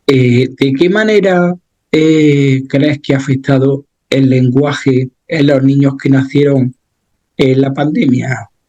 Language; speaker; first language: Spanish; native; Spanish